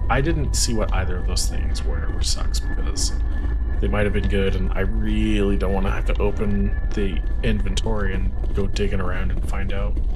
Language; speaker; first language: English; native; English